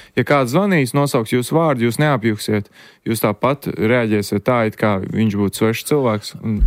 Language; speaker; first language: Latvian; native; Latvian